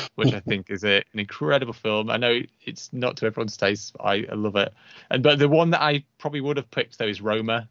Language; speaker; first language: English; native; English